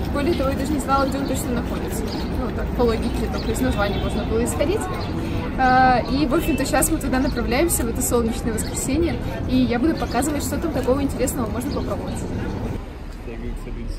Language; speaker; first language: Russian; native; Russian